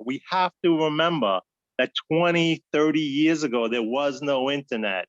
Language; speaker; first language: English; native; English